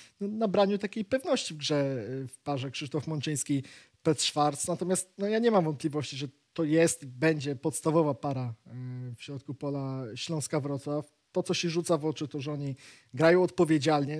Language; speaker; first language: Polish; native; Polish